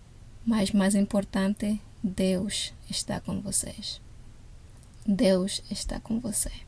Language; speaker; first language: Portuguese; non-native, fluent; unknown